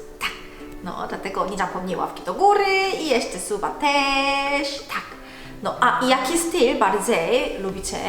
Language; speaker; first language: Polish; non-native, learner; Korean